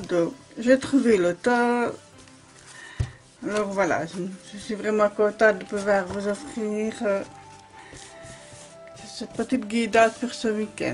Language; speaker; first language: French; native; French